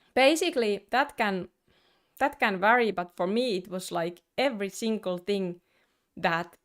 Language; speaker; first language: English; non-native, fluent; Finnish